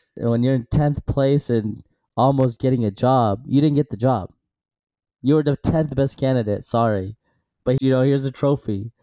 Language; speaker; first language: English; early bilingual, other home language; Assyrian Neo-Aramaic